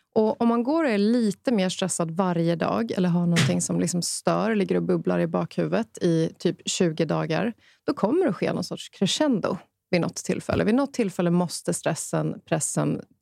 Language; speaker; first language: Swedish; native; Swedish